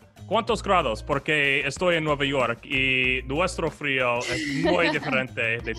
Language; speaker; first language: Spanish; non-native, learner; English